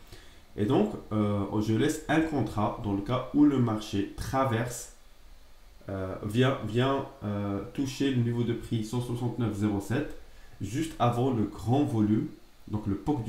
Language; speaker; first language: French; native; French